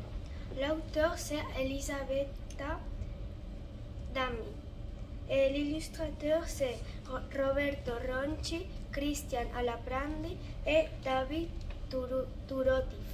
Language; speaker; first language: French; non-native, learner; Catalan